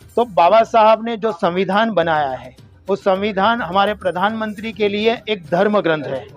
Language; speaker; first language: Hindi; non-native, local second language; Gujarati